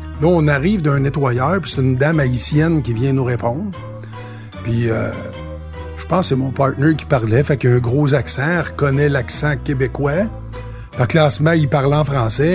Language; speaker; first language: French; native; French